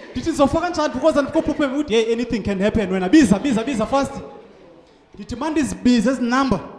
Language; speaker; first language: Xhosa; non-native, local second language; Tsonga